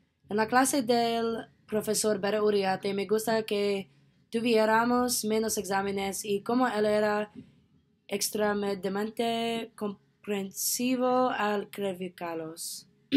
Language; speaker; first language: Spanish; non-native, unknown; English